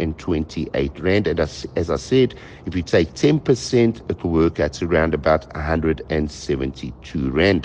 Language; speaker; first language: English; native; English